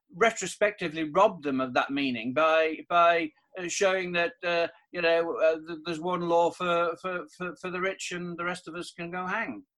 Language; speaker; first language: English; native; English